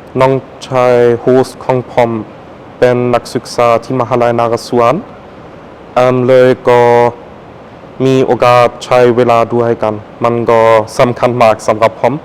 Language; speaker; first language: Thai; non-native, fluent; German